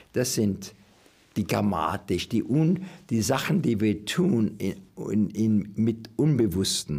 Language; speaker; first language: German; non-native, learner; English